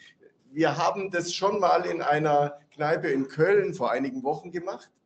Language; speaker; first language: German; native; German